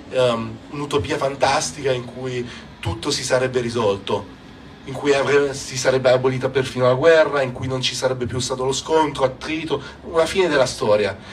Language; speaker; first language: Italian; native; Italian